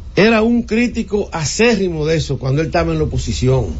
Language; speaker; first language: Spanish; native; Spanish